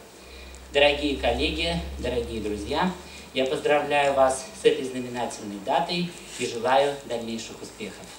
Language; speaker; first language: Russian; native; Russian